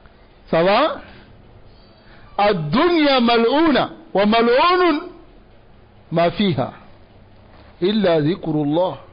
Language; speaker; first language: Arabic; non-native, fluent; Dyula